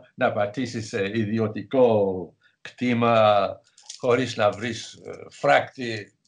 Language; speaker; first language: Greek; non-native, fluent; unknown